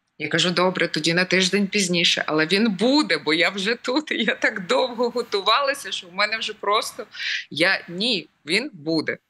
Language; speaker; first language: Ukrainian; native; Ukrainian